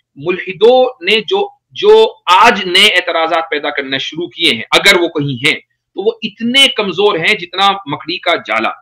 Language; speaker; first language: Urdu; native; Urdu